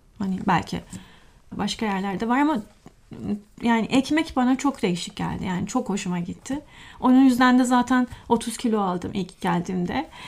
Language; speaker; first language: Turkish; non-native, fluent; Persian